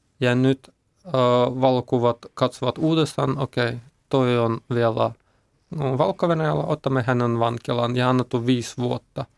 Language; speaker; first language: Finnish; non-native, learner; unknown